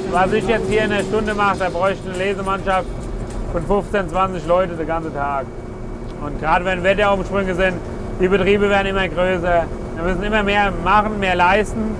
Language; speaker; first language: German; non-native, fluent; Russian